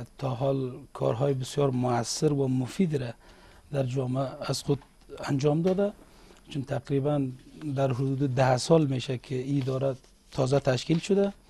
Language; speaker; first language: Persian; non-native, local second language; Uzbek